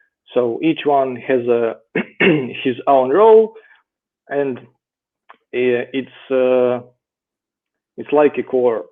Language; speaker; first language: English; non-native, fluent; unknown